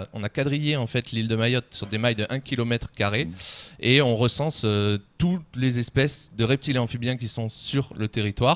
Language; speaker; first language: French; native; French